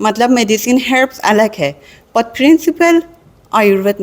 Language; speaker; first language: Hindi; non-native, learner; Persian